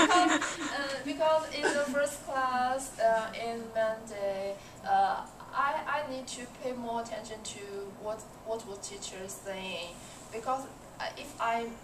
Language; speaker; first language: English; non-native, learner; Chinese